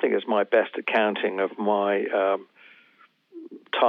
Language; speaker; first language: English; native; English